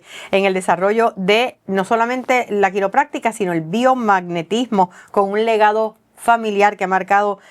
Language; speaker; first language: Spanish; native; Spanish